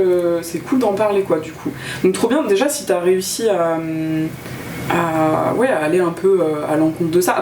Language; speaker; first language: French; native; French